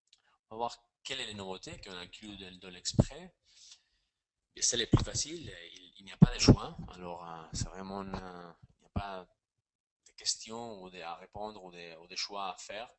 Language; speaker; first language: French; non-native, fluent; Spanish